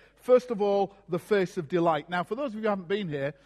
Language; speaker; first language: English; native; English